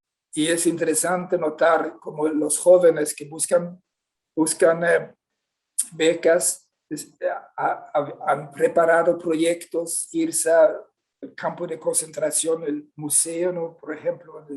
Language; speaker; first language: Spanish; non-native, fluent; Swedish